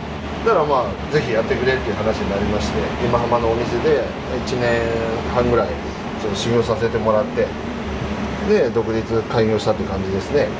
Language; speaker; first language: Japanese; native; Japanese